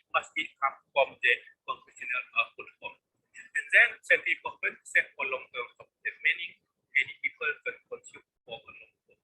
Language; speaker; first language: English; non-native, learner; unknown